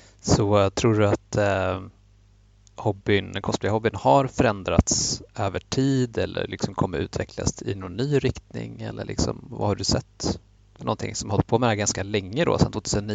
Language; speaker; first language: Swedish; native; Swedish